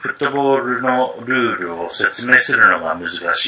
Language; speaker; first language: Japanese; non-native, fluent; English